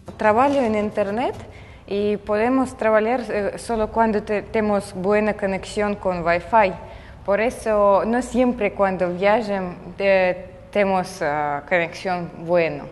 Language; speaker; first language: Portuguese; non-native, learner; Russian